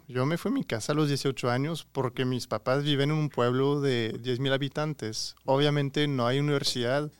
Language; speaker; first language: Spanish; non-native, fluent; French